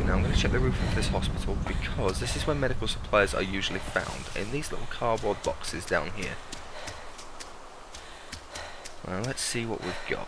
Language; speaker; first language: English; native; English